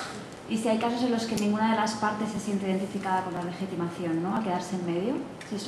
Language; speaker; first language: Spanish; native; Spanish